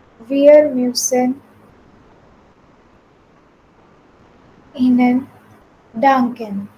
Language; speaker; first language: German; non-native, fluent; Hindi